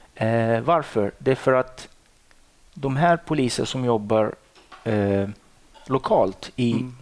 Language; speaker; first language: Swedish; non-native, fluent; Arabic